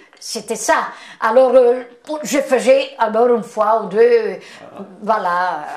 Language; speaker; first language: French; non-native, fluent; Italian